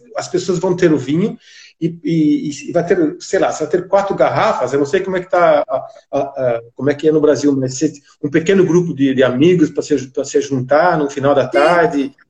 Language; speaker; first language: Portuguese; native; Portuguese